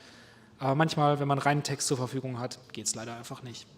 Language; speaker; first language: German; native; German